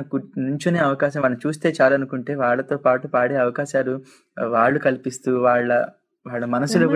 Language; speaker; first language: Telugu; native; Telugu